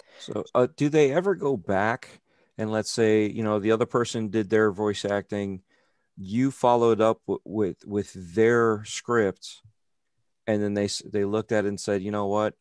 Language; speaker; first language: English; native; English